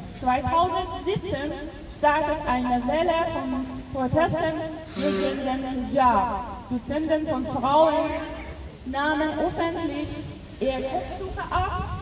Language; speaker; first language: German; non-native, local second language; Persian